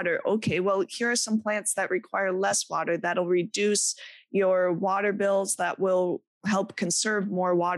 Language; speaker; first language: English; native; English